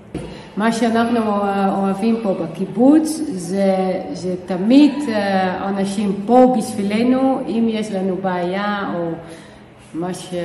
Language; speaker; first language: Hebrew; non-native, fluent; Dutch